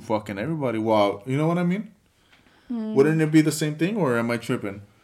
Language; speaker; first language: English; early bilingual, other home language; Spanish